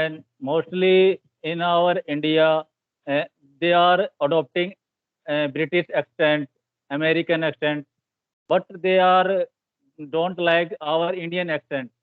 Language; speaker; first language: English; non-native, learner; Hindi